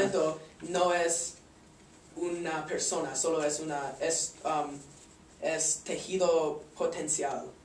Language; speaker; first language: Spanish; non-native, learner; English